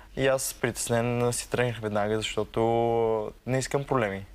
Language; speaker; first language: Bulgarian; early bilingual, other home language; Arabic